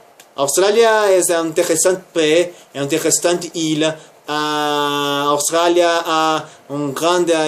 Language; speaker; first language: French; non-native, learner; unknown